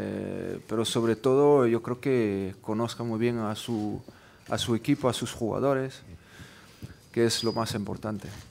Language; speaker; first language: Spanish; non-native, fluent; French